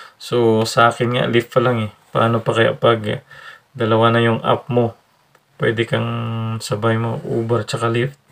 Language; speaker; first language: Filipino; native; Filipino